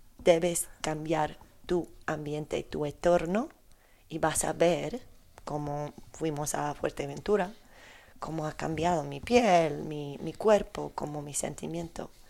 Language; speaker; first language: Spanish; non-native, learner; Polish